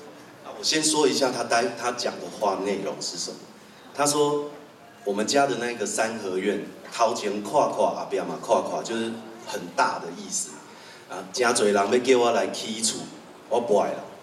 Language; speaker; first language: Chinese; native; Chinese